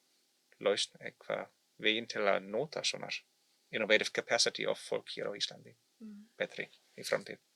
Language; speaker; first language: Icelandic; non-native, learner; German